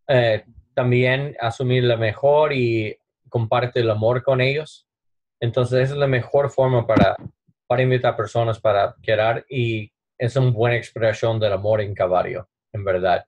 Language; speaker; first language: Spanish; non-native, learner; English